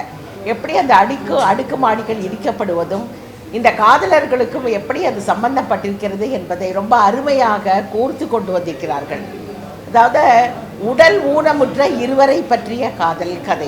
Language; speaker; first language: Tamil; native; Tamil